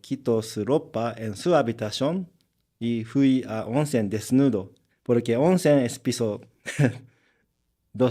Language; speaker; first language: Spanish; non-native, learner; Japanese